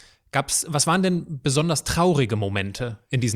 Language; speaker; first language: German; native; German